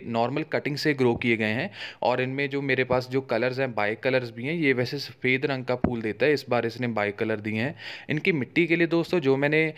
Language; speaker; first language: Hindi; native; Hindi